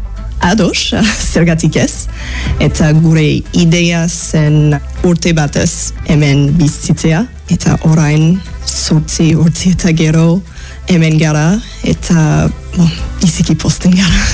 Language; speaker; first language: Basque; non-native, fluent; English